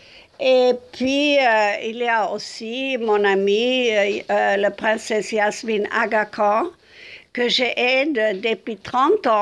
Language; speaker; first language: French; non-native, fluent; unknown